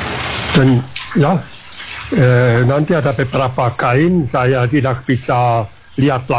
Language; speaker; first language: Indonesian; non-native, fluent; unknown